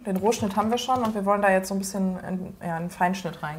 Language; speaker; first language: German; native; German